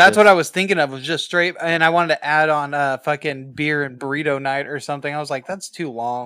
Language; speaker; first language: English; native; English